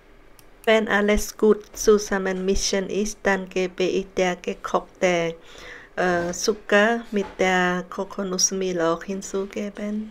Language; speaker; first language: German; non-native, learner; Khmer